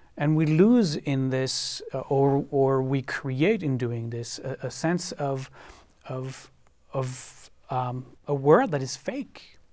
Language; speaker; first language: English; non-native, fluent; French